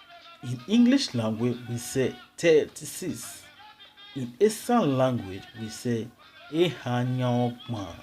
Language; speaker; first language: English; non-native, local second language; Esan